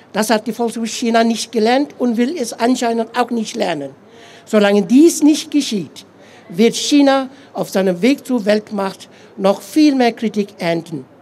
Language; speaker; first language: German; non-native, fluent; Tibetan